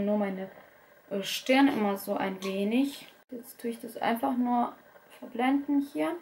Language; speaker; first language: German; early bilingual, other home language; Russian